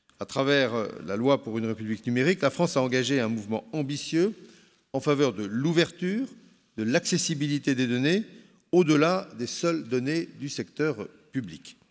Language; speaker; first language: French; native; French